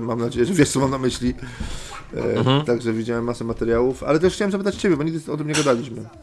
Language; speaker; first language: Polish; native; Polish